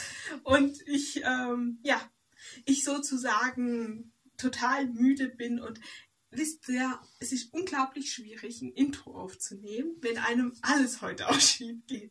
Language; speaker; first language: German; native; German